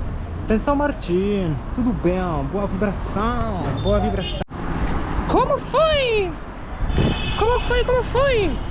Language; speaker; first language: Portuguese; non-native, learner; French